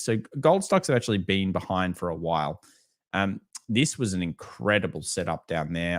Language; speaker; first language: English; native; English